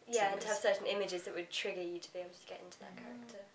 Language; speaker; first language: English; native; English